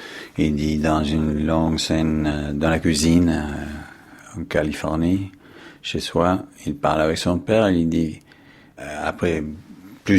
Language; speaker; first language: French; non-native, fluent; English